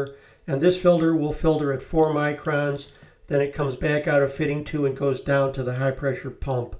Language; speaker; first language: English; native; English